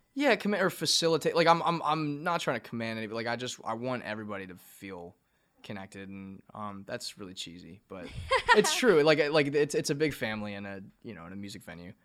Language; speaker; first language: English; native; English